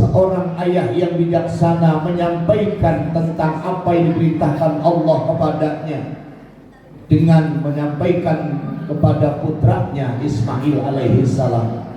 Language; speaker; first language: Indonesian; native; Indonesian